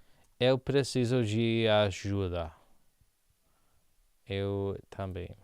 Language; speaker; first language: Portuguese; non-native, learner; English